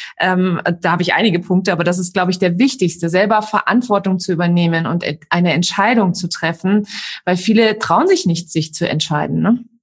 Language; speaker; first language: German; native; German